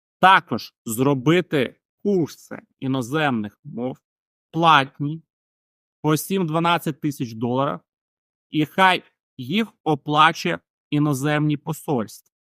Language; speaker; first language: Ukrainian; native; Ukrainian